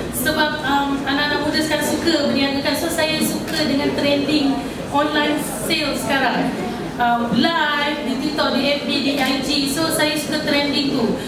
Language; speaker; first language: Malay; native; Malay